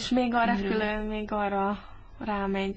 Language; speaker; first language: Hungarian; early bilingual, heritage; English